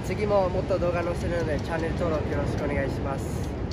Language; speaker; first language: Japanese; early bilingual, other home language; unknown